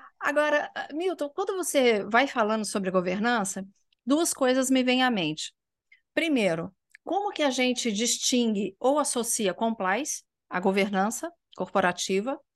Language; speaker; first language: Portuguese; native; Portuguese